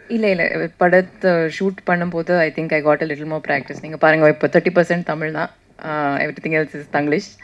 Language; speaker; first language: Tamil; non-native, learner; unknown